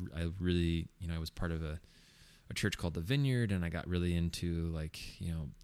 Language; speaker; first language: English; early bilingual, other home language; Spanish